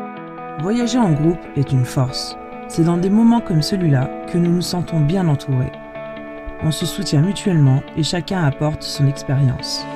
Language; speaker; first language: French; native; French